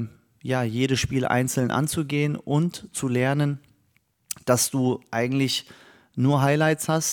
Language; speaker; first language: German; native; German